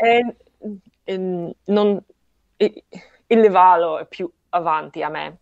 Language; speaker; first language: Italian; non-native, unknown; English